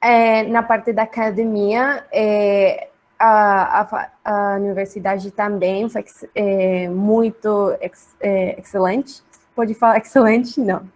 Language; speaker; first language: Portuguese; non-native, learner; Spanish